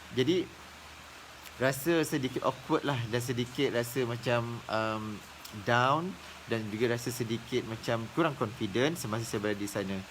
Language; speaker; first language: Malay; native; Malay